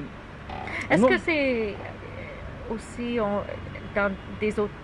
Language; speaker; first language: French; non-native, learner; English